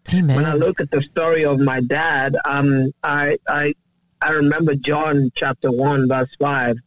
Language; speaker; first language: English; non-native, local second language; Ganda